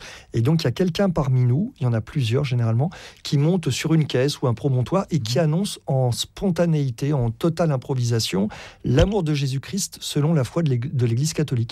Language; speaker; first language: French; native; French